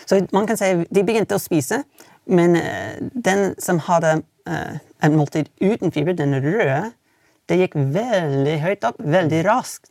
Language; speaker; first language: Swedish; non-native, fluent; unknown